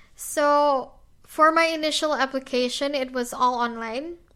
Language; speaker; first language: English; non-native, fluent; Indonesian